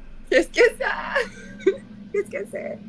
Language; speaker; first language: French; non-native, learner; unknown